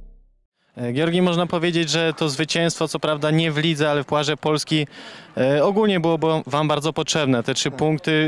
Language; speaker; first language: Polish; native; Polish